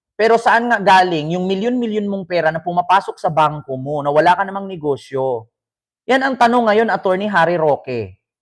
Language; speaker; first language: Filipino; native; Filipino